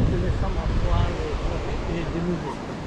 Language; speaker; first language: French; non-native, fluent; Spanish